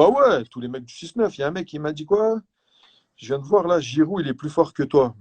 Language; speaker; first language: French; native; French